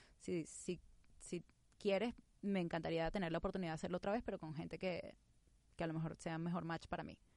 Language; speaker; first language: Spanish; native; Spanish